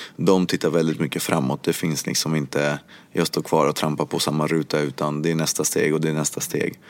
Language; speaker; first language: Swedish; early bilingual, other home language; Spanish